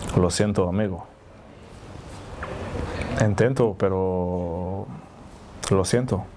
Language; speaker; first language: Spanish; non-native, learner; French